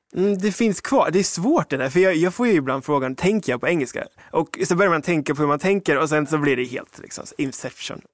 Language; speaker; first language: Swedish; early bilingual, other home language; English